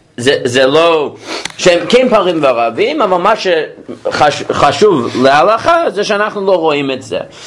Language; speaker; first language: Hebrew; non-native, fluent; English